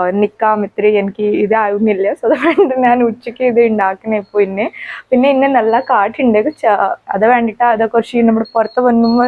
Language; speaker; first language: Malayalam; non-native, local second language; Hindi